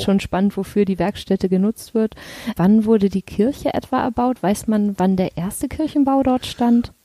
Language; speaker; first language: German; native; German